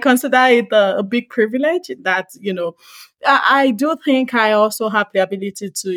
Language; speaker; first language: English; non-native, local second language; Yoruba